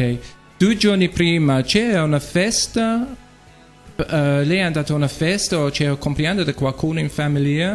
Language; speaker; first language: Italian; non-native, learner; English